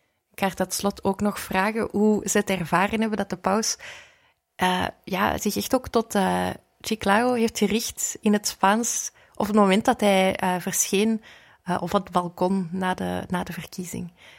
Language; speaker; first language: Dutch; native; Dutch